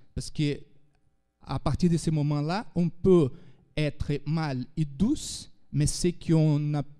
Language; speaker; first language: French; non-native, fluent; Portuguese